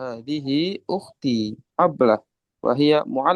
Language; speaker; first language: Arabic; non-native, learner; Indonesian